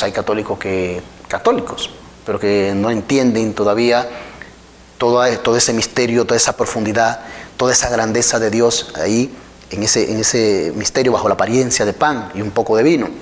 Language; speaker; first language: Spanish; native; Spanish